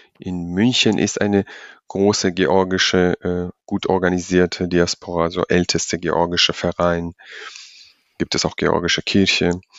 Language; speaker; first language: German; non-native, fluent; Georgian